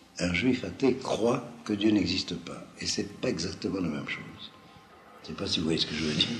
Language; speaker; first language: French; non-native, local second language; Arabic